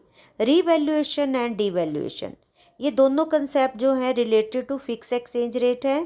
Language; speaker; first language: Hindi; non-native, local second language; Punjabi